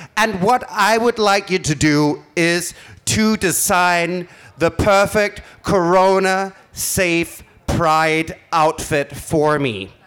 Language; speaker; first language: English; non-native, fluent; Danish